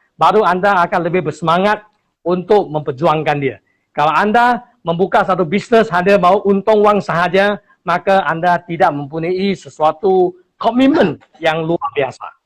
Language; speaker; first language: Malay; non-native, local second language; Chinese